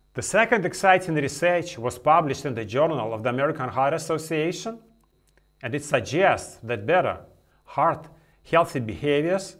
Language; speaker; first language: English; non-native, fluent; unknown